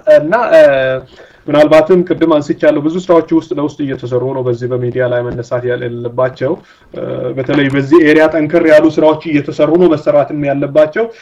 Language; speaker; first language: Amharic; non-native, local second language; Sidamo